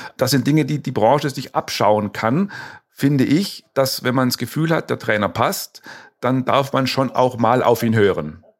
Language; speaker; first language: German; native; German